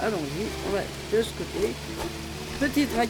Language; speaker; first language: French; native; French